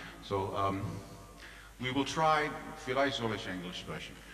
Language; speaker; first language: German; non-native, learner; English